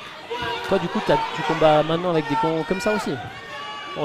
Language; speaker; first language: French; native; French